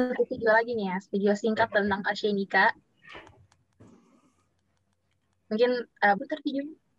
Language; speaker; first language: Indonesian; native; Indonesian